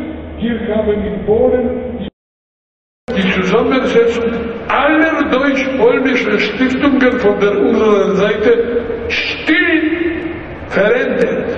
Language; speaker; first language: German; non-native, fluent; Polish